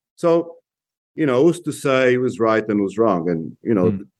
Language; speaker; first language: English; non-native, fluent; Portuguese